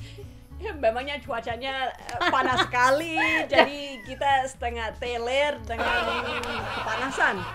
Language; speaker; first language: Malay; non-native, fluent; English